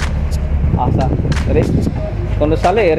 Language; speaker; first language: Spanish; non-native, learner; Filipino